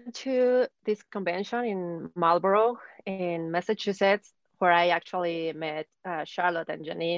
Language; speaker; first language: English; native; English